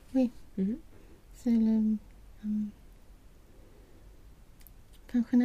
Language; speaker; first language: French; non-native, learner; Swedish